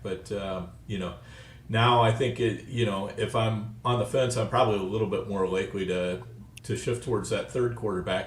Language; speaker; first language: English; native; English